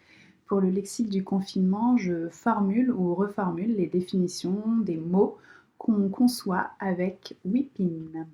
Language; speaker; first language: French; native; French